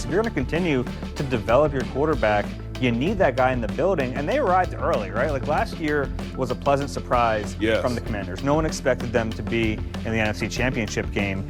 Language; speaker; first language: English; native; English